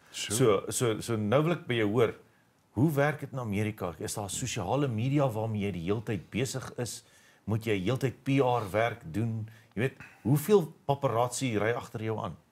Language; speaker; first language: Afrikaans; native; Afrikaans